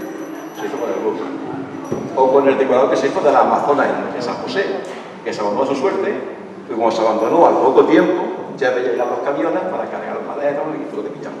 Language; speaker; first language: Spanish; native; Spanish